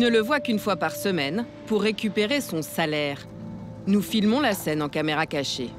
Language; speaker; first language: French; native; French